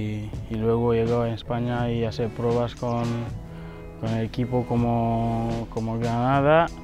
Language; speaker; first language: Spanish; non-native, learner; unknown